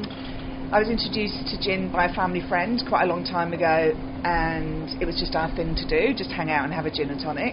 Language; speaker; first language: English; native; English